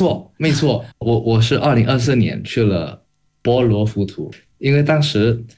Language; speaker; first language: Chinese; non-native, fluent; Indonesian